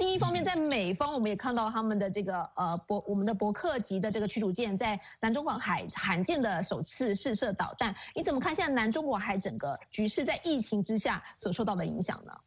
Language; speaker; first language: Chinese; native; Chinese